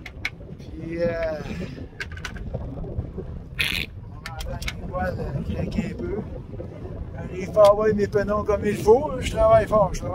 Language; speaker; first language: French; native; French